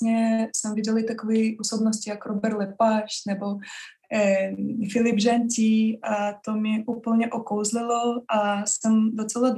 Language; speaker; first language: Czech; non-native, fluent; Russian